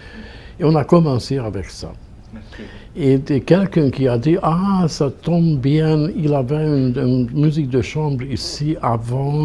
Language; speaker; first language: French; non-native, fluent; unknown